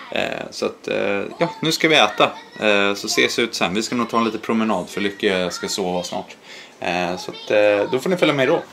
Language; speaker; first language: Swedish; native; Swedish